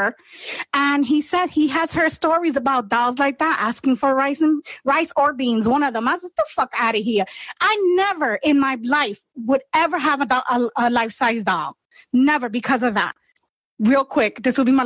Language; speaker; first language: English; native; English